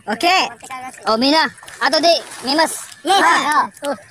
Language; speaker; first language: Japanese; non-native, learner; Cebuano